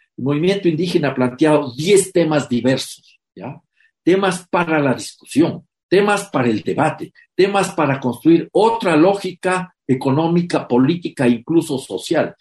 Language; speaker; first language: Spanish; native; Spanish